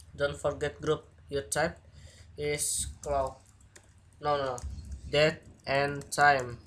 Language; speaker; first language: English; non-native, learner; Indonesian